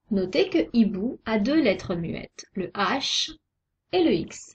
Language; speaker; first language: French; native; French